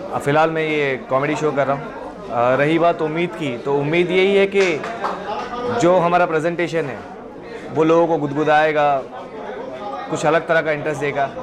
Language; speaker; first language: Hindi; native; Hindi